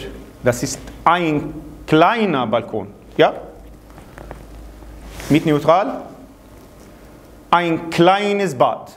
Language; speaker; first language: German; non-native, fluent; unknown